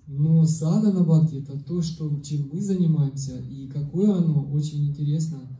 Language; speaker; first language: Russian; native; Russian